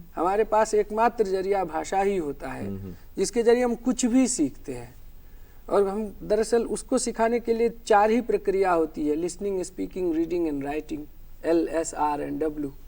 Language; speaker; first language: Hindi; non-native, local second language; Maithili